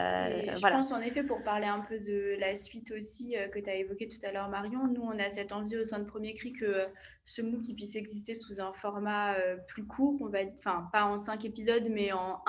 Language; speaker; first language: French; native; French